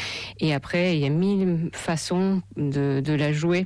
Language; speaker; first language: French; non-native, fluent; Russian